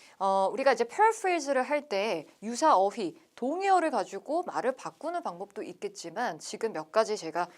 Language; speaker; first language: Korean; native; Korean